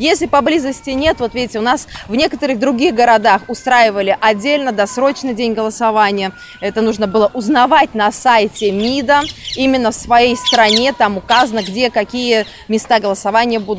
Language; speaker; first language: Russian; native; Russian